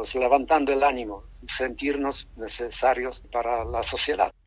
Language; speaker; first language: Spanish; non-native, fluent; Polish